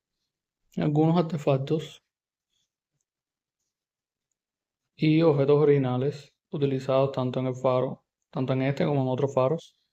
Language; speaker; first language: Spanish; native; Spanish